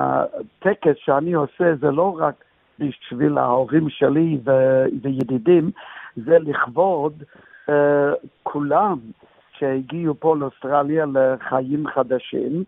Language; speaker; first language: Hebrew; non-native, fluent; English